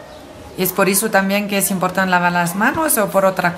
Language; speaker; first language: Spanish; non-native, learner; French